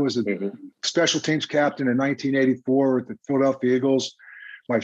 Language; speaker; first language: English; native; English